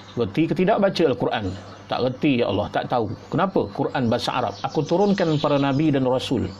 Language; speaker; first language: Malay; native; Malay